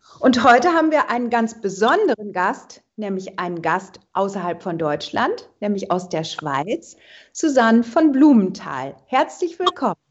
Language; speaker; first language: German; native; German